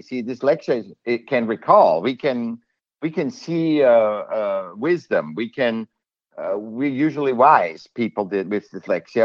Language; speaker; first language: English; non-native, fluent; German